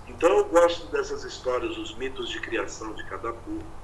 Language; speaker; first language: Portuguese; native; Portuguese